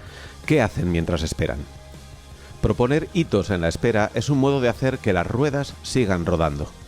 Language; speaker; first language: Spanish; native; Spanish